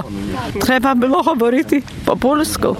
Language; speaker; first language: Polish; non-native, local second language; Ukrainian